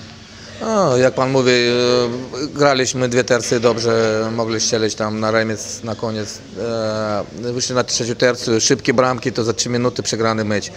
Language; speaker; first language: Polish; non-native, fluent; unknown